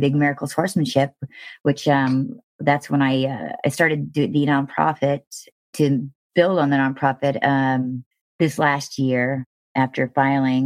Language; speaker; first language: English; native; English